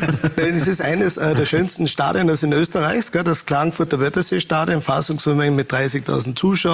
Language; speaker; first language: German; native; German